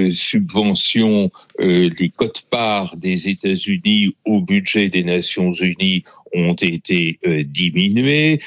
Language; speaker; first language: French; native; French